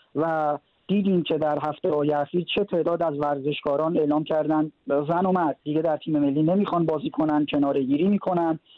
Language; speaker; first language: Persian; native; Persian